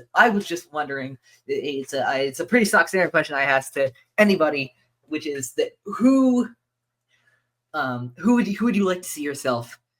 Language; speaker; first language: English; native; English